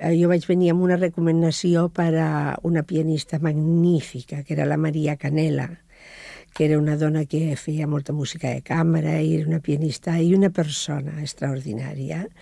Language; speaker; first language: Catalan; non-native, local second language; Spanish